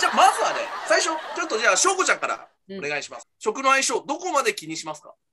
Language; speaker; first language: Japanese; native; Japanese